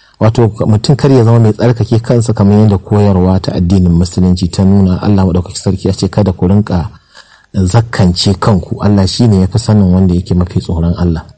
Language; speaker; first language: Hausa; native; Hausa